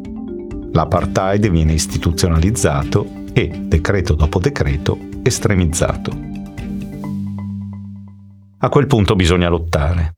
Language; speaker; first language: Italian; native; Italian